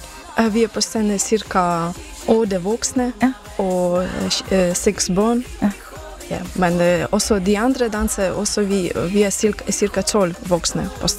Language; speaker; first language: Danish; non-native, learner; Ukrainian